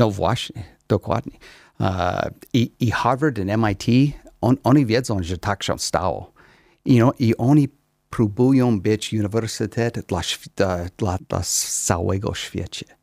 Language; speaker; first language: Polish; non-native, learner; English